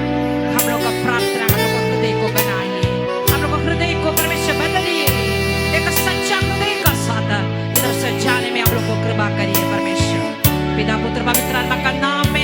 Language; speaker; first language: Hindi; non-native, local second language; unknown